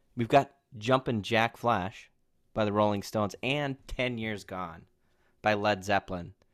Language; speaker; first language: English; native; English